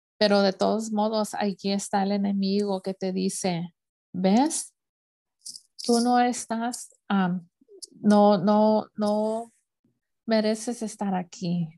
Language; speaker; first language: Spanish; early bilingual, heritage; Spanish